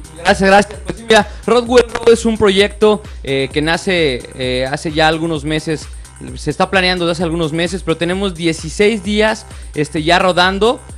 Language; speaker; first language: Spanish; native; Spanish